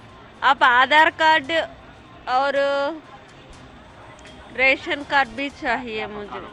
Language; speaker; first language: Hindi; non-native, local second language; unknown